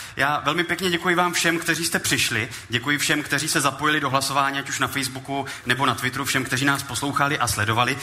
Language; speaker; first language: Czech; native; Czech